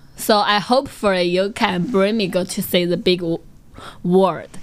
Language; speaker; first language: English; non-native, learner; Chinese